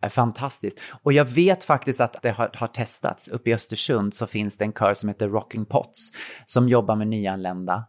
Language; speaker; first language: Swedish; native; Swedish